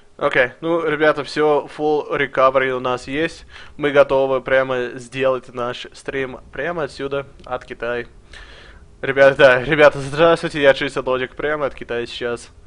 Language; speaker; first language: Russian; early bilingual, heritage; Russian